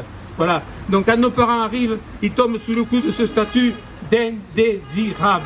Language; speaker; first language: French; native; French